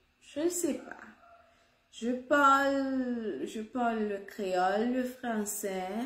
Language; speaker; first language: French; non-native, local second language; Haitian Creole